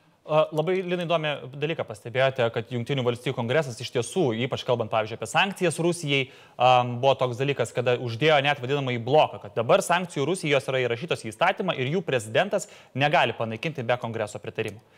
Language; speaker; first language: Lithuanian; native; Lithuanian